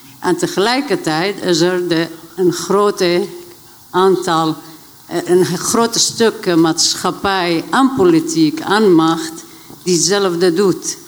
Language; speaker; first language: Dutch; non-native, fluent; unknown